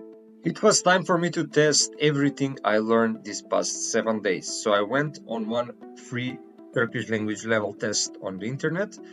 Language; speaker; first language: English; non-native, fluent; Macedonian